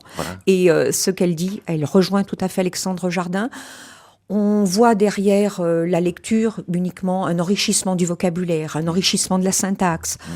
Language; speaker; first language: French; native; French